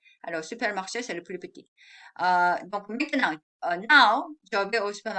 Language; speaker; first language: French; non-native, fluent; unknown